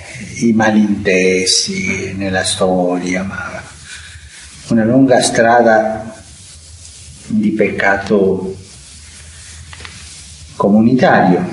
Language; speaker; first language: Italian; non-native, fluent; Spanish